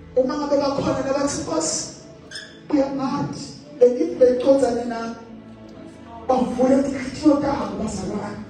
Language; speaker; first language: Zulu; non-native, local second language; Swati